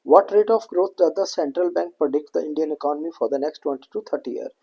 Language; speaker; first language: English; non-native, local second language; Punjabi